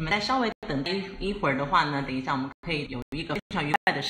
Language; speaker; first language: Chinese; native; Chinese